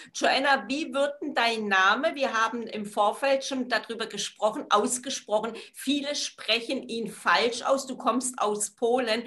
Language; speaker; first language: German; native; German